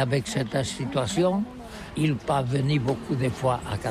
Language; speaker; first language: French; non-native, learner; Catalan